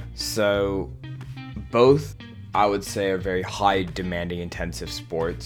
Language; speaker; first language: English; native; English